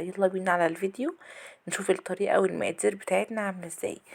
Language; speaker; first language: Arabic; native; Arabic